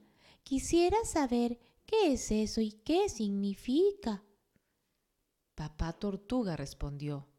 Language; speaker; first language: Spanish; native; Spanish